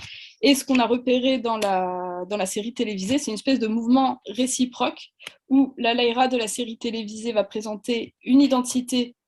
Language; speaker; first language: French; native; French